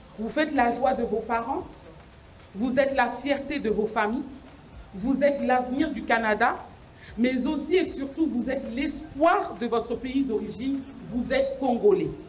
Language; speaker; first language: French; early bilingual, other home language; Lingala